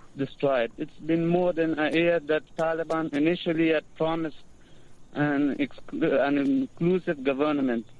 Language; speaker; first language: English; non-native, learner; Persian